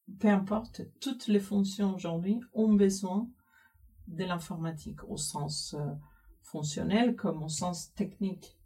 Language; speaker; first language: French; non-native, fluent; Spanish